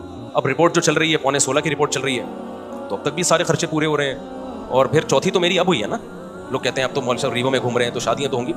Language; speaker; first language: Urdu; native; Urdu